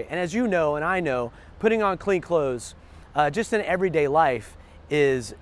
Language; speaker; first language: English; native; English